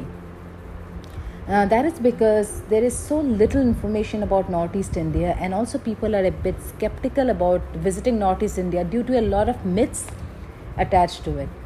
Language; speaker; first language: English; non-native, local second language; Assamese